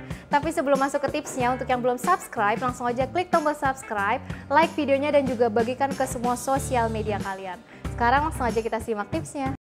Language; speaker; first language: Indonesian; native; Indonesian